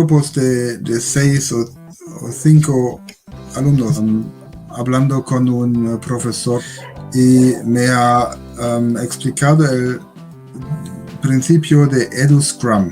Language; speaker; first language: Spanish; non-native, learner; German